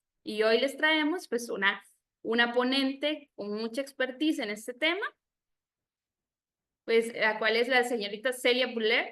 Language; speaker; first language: Spanish; native; Spanish